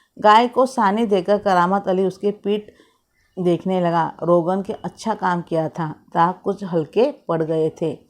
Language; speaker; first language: Hindi; non-native, local second language; Marathi